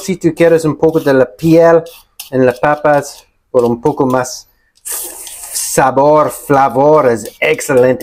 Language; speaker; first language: Spanish; non-native, learner; English